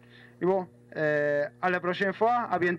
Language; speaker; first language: French; non-native, fluent; Spanish